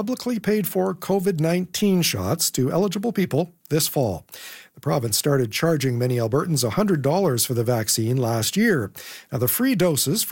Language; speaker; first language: English; native; English